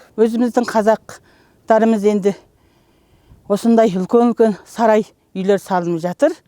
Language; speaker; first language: Kazakh; native; Kazakh